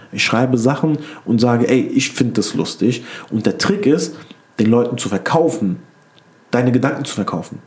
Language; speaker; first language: German; early bilingual, other home language; Turkish